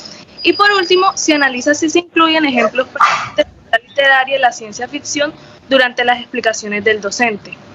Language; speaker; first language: Spanish; native; Spanish